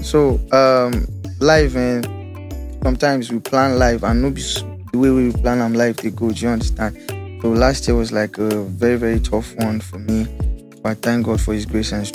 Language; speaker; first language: English; non-native, local second language; Yoruba